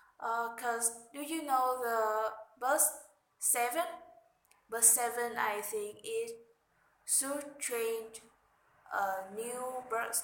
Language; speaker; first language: English; non-native, learner; Vietnamese